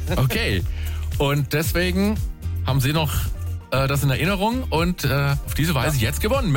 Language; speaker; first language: German; native; German